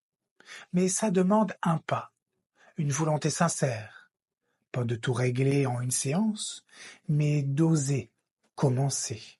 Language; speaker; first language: French; native; French